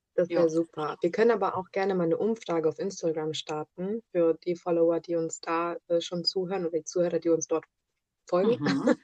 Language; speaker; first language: German; early bilingual, other home language; Italian